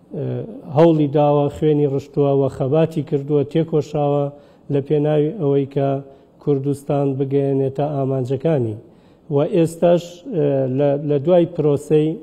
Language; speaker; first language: Central Kurdish; native; Central Kurdish